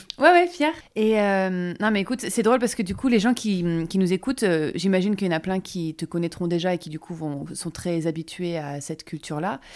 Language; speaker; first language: French; native; French